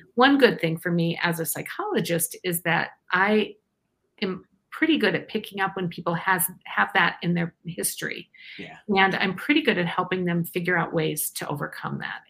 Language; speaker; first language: English; native; English